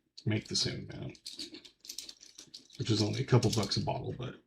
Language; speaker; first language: English; native; English